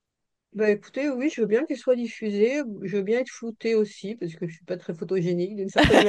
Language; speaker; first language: French; native; French